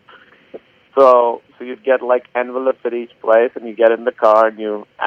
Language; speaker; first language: English; non-native, local second language; Urdu